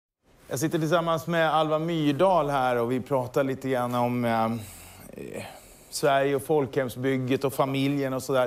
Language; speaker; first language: Swedish; native; Swedish